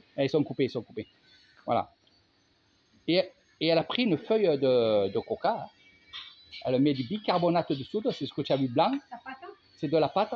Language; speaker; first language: French; native; French